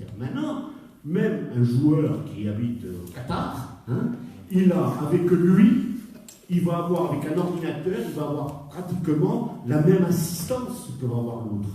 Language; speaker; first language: French; native; French